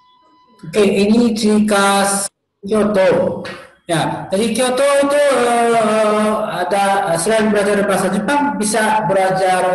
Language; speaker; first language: Indonesian; non-native, learner; Japanese